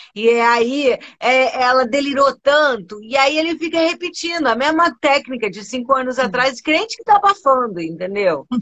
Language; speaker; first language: Portuguese; early bilingual, other home language; Spanish